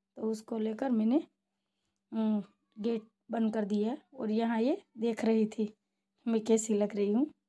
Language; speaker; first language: Hindi; non-native, local second language; Gujarati